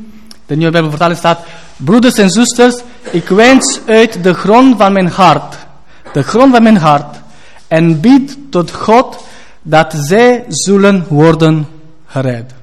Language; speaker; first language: Dutch; non-native, fluent; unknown